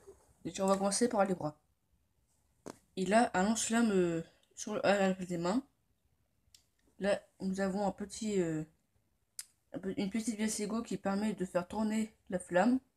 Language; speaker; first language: French; native; French